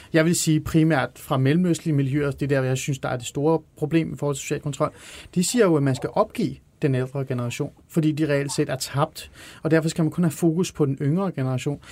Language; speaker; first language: Danish; early bilingual, other home language; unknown